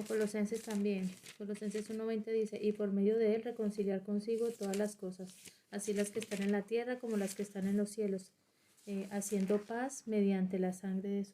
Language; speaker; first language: Spanish; native; Spanish